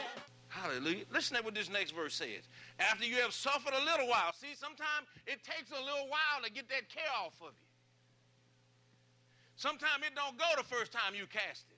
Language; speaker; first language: English; native; English